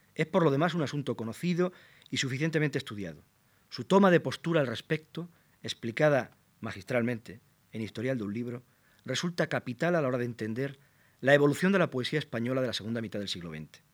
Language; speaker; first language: Spanish; native; Spanish